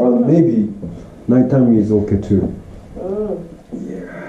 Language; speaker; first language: English; non-native, learner; Japanese